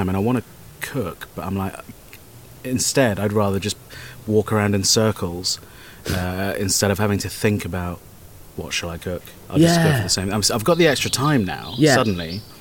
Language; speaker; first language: English; native; English